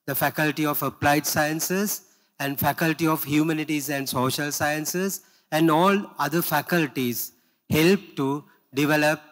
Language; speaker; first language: English; non-native, local second language; Sinhala